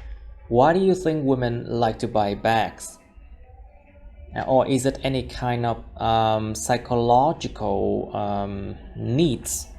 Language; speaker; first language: English; non-native, fluent; Vietnamese